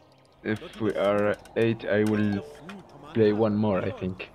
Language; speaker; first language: English; non-native, learner; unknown